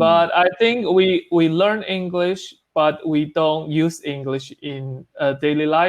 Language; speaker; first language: English; non-native, learner; Chinese